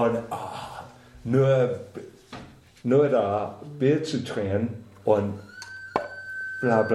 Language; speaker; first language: German; non-native, fluent; English